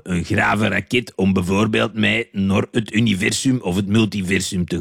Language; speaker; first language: Dutch; native; Dutch